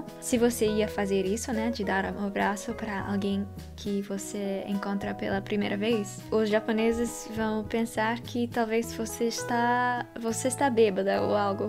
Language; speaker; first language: Portuguese; non-native, fluent; Dutch